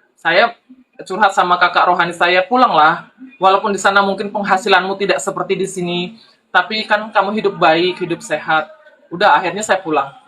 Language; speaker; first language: Indonesian; native; Indonesian